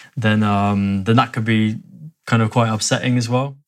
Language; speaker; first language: English; native; English